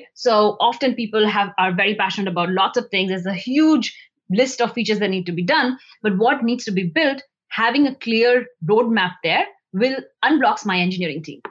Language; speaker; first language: English; non-native, local second language; Hindi